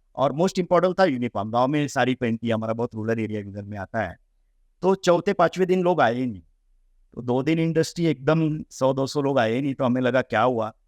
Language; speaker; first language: Hindi; non-native, local second language; Marathi